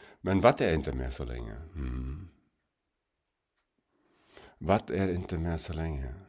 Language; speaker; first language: Swedish; non-native, fluent; German